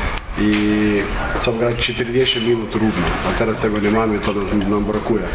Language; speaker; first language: Polish; non-native, fluent; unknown